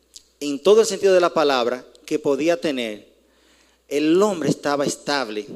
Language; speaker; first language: Spanish; native; Spanish